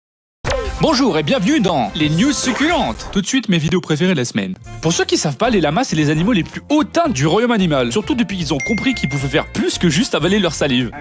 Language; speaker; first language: French; native; French